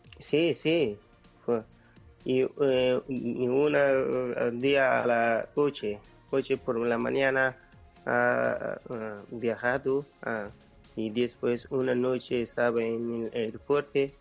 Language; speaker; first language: Spanish; non-native, learner; Persian